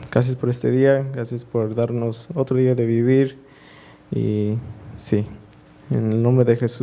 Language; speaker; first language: Spanish; early bilingual, heritage; Spanish